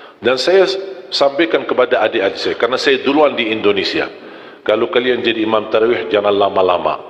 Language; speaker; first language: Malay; non-native, fluent; Arabic